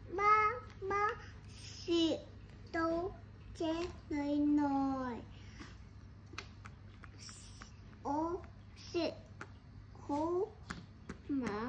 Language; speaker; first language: Chinese; non-native, local second language; Cantonese